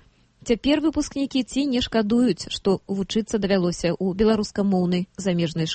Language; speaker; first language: Belarusian; native; Belarusian